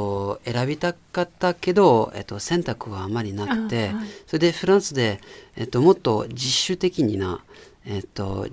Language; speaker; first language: Japanese; non-native, fluent; French